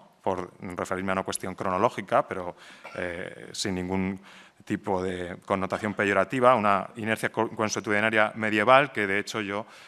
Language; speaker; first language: Spanish; native; Spanish